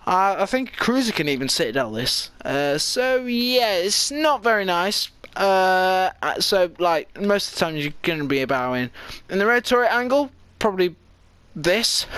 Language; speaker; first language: English; native; English